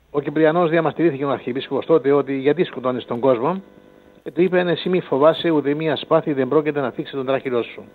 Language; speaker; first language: Greek; native; Greek